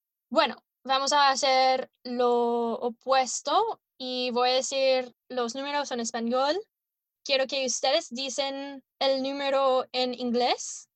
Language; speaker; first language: Spanish; non-native, learner; English